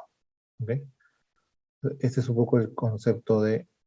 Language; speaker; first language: Spanish; native; Spanish